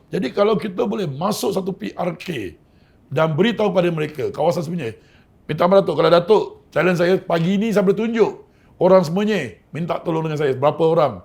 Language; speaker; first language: Malay; non-native, local second language; Chinese